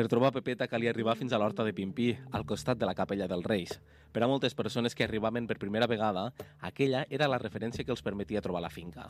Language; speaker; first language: Catalan; native; Catalan